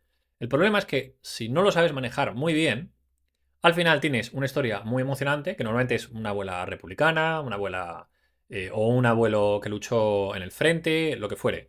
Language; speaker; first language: Spanish; native; Spanish